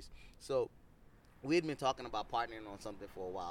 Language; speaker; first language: English; non-native, local second language; Yoruba